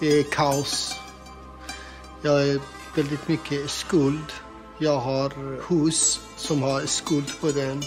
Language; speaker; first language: Swedish; non-native, learner; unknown